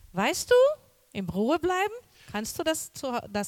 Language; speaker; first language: German; non-native, learner; Portuguese